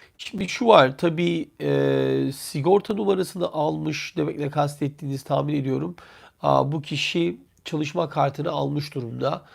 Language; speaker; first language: Turkish; native; Turkish